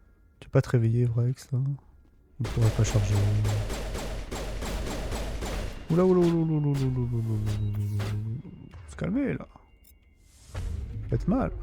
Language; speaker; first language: French; native; French